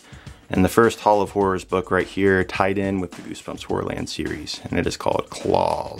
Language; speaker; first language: English; native; English